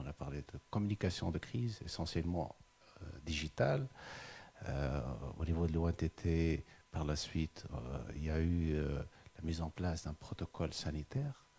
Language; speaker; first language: French; non-native, local second language; Arabic